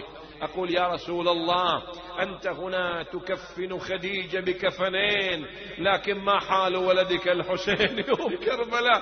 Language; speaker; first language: Arabic; native; Arabic